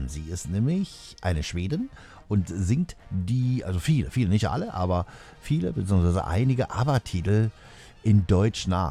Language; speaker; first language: German; native; German